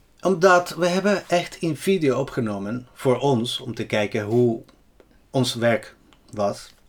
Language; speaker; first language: Dutch; non-native, fluent; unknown